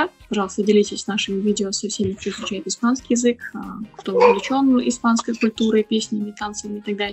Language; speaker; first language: Russian; native; Russian